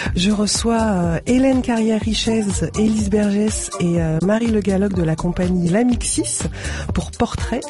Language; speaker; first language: French; native; French